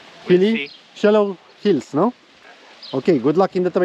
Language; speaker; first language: English; non-native, learner; Romanian